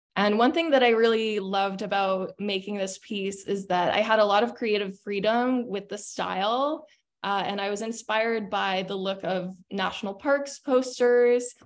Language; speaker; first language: English; native; English